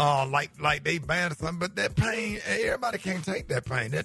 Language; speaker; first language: English; native; English